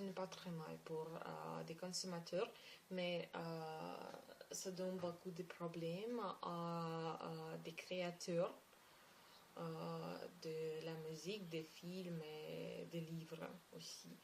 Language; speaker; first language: French; non-native, learner; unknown